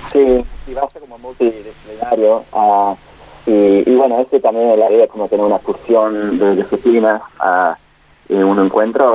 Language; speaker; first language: Spanish; non-native, fluent; English